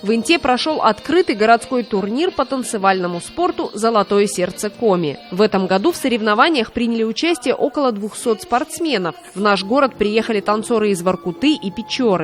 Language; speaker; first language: Russian; native; Russian